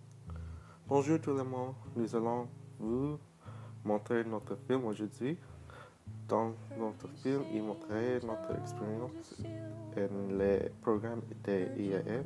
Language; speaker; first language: French; non-native, learner; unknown